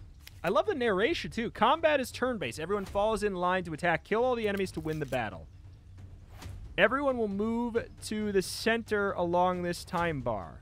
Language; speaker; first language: English; native; English